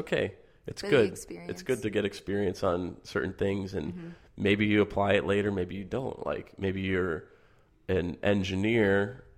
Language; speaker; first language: English; native; English